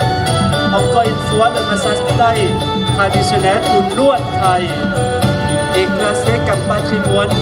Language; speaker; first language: French; non-native, fluent; Thai